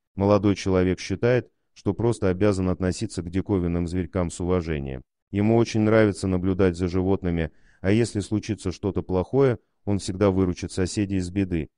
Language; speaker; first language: Russian; native; Russian